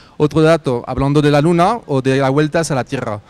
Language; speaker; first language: Spanish; non-native, fluent; French